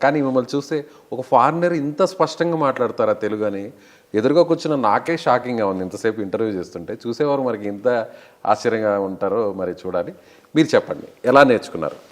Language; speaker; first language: Telugu; native; Telugu